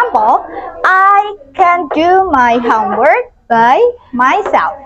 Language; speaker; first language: English; non-native, learner; Indonesian